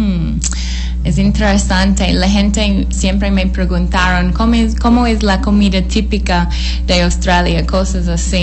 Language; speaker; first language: Spanish; non-native, fluent; English